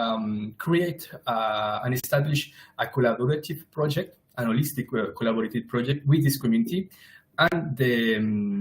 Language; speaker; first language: English; non-native, fluent; Spanish